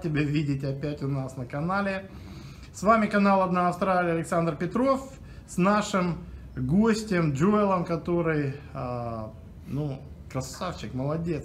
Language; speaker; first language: Russian; native; Russian